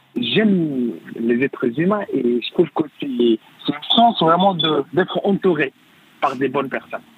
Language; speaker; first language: French; non-native, fluent; Arabic